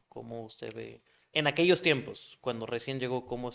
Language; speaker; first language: Spanish; native; Spanish